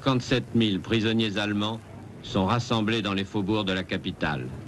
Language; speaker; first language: French; native; French